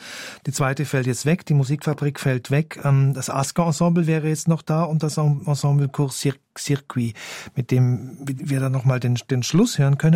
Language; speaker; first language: German; native; German